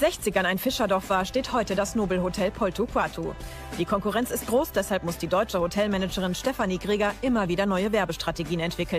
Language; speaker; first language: German; native; German